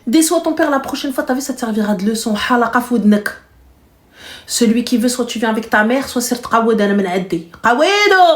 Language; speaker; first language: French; early bilingual, other home language; Arabic